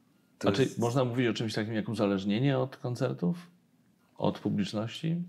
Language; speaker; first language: Polish; native; Polish